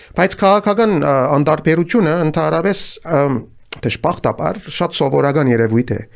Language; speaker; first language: Armenian; native; Armenian